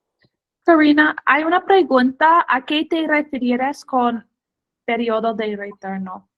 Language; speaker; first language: Spanish; non-native, fluent; English